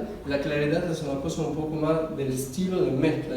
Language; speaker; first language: Spanish; non-native, fluent; Russian